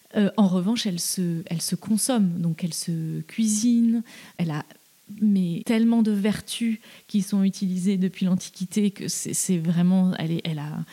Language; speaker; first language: French; native; French